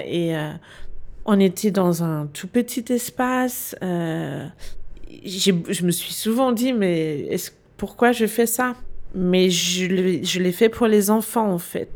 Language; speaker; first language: French; non-native, fluent; Danish